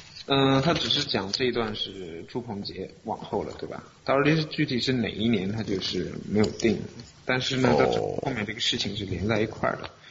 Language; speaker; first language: Chinese; native; Chinese